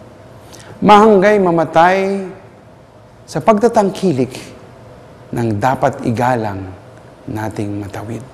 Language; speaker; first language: Filipino; native; Filipino